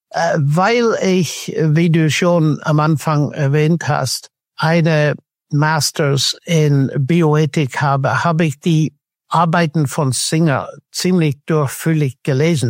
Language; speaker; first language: German; non-native, fluent; English